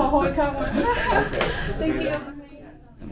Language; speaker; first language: Vietnamese; early bilingual, heritage; Vietnamese